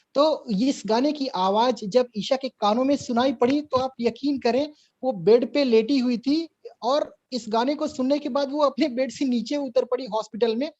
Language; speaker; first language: Hindi; native; Hindi